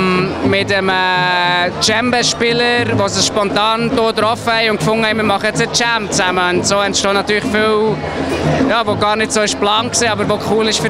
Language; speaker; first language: German; native; German